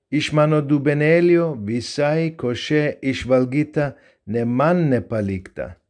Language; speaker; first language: Lithuanian; non-native, learner; Turkish